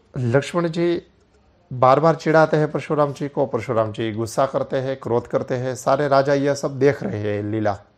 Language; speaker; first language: Hindi; non-native, local second language; Gujarati